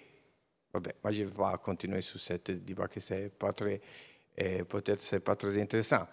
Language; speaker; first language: French; non-native, learner; Italian